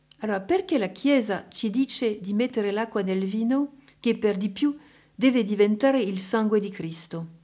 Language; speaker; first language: Italian; non-native, fluent; French